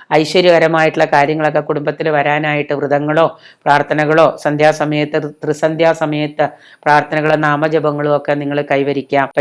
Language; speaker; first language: Malayalam; native; Malayalam